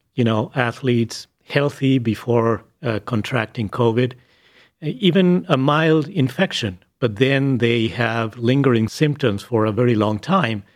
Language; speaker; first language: English; non-native, fluent; Spanish